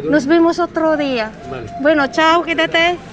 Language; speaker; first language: Spanish; non-native, learner; Filipino